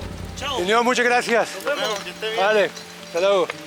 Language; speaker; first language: Spanish; non-native, learner; Persian